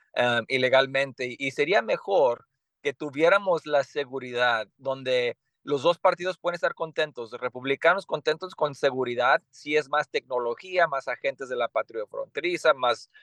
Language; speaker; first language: Spanish; early bilingual, heritage; Spanish